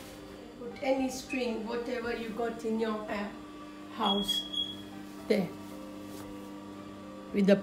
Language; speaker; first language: English; non-native, fluent; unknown